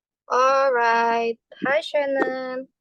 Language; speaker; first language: English; non-native, fluent; Indonesian